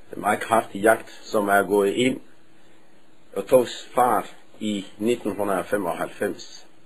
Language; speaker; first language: Danish; non-native, fluent; Somali